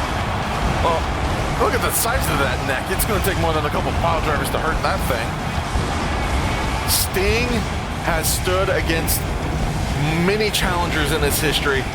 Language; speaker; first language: English; native; English